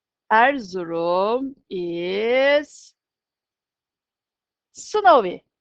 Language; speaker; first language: English; non-native, fluent; Turkish